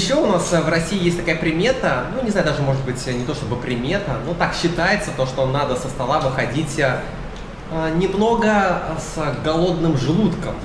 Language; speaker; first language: Russian; native; Russian